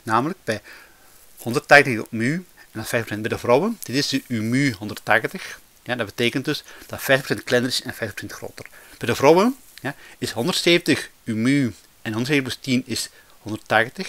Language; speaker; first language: Dutch; native; Dutch